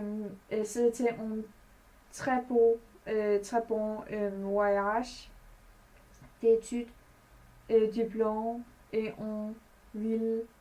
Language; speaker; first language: French; non-native, learner; Danish